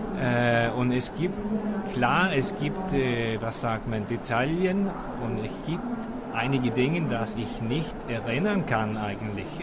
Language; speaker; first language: German; non-native, learner; Danish